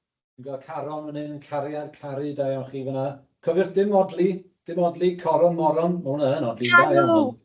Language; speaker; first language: Welsh; native; Welsh